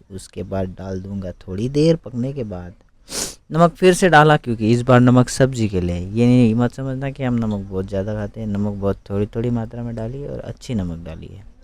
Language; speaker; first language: Hindi; non-native, local second language; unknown